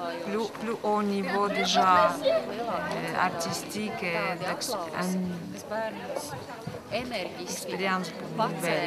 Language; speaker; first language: French; non-native, fluent; Latvian